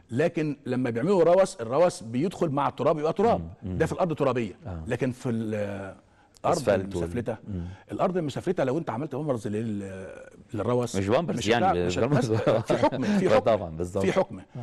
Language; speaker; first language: Arabic; native; Arabic